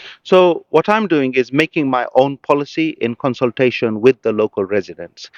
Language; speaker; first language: English; early bilingual, other home language; Bangla